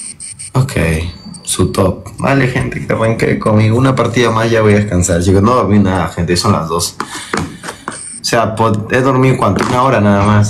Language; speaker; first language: Spanish; native; Spanish